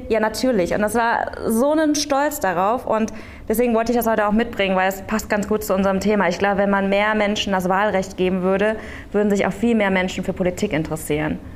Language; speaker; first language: German; early bilingual, other home language; Korean